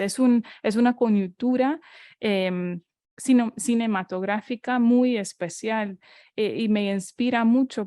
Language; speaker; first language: Spanish; non-native, fluent; English